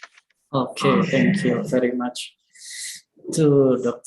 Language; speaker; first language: English; non-native, learner; Indonesian